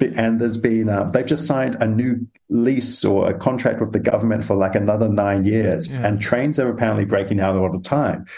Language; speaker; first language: English; native; English